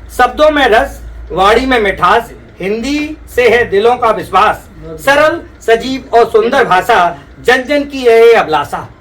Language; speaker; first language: Hindi; native; Hindi